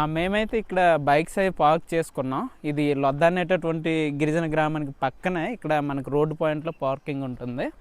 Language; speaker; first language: Telugu; native; Telugu